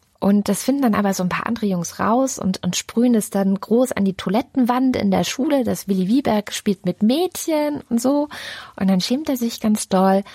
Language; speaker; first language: German; native; German